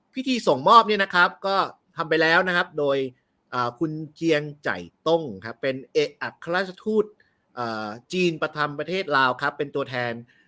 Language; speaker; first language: Thai; native; Thai